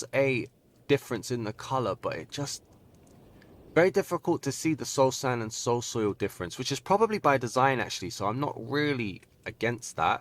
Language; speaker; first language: English; native; English